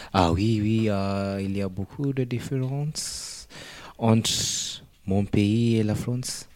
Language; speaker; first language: French; non-native, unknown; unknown